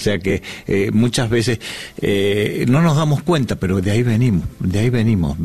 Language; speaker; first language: Spanish; native; Spanish